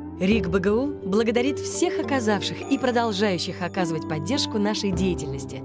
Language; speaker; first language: Russian; native; Russian